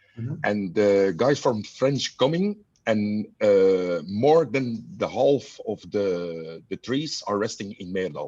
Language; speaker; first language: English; non-native, learner; Dutch